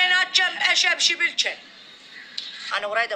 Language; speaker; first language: Arabic; native; Arabic